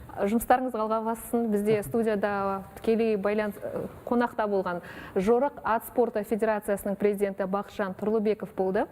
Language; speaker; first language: Kazakh; native; Kazakh